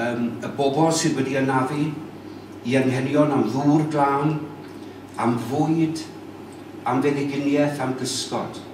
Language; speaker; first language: Welsh; native; Welsh